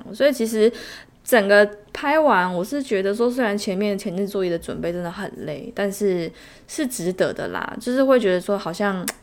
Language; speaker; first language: Chinese; native; Chinese